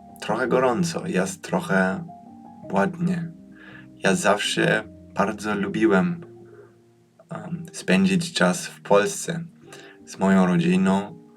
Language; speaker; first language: Polish; early bilingual, heritage; Polish